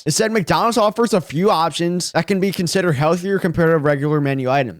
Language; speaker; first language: English; native; English